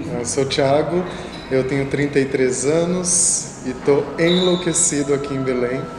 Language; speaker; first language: Portuguese; native; Portuguese